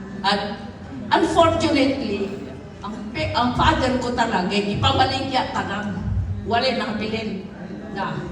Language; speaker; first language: Cebuano; non-native, local second language; Chavacano